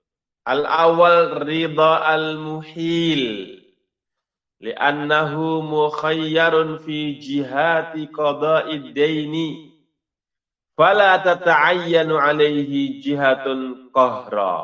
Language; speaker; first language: Arabic; non-native, fluent; Indonesian